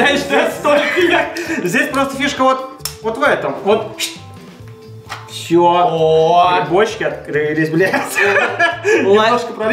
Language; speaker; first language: Russian; native; Russian